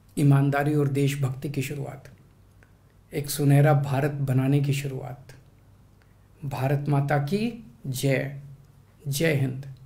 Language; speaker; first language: Hindi; native; Hindi